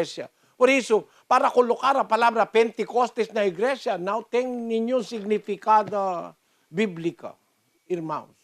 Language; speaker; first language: Portuguese; non-native, learner; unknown